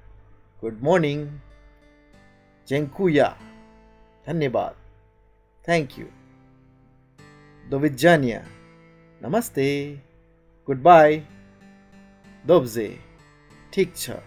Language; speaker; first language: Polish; non-native, learner; Nepali